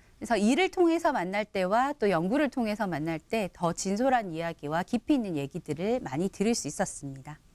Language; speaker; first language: Korean; native; Korean